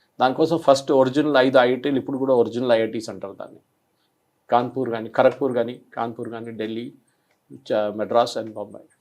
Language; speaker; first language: Telugu; non-native, local second language; Malayalam